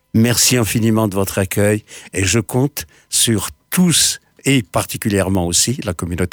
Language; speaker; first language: French; non-native, fluent; Portuguese